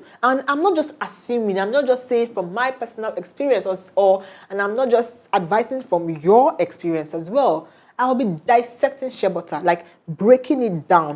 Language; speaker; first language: English; non-native, local second language; Igbo